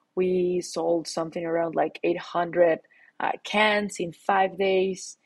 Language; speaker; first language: English; non-native, fluent; Spanish